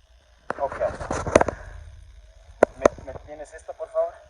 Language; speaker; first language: Spanish; non-native, learner; English